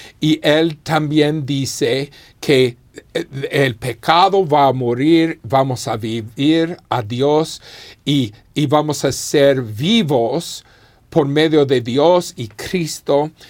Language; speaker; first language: Spanish; non-native, fluent; English